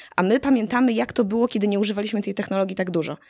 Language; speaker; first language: Polish; native; Polish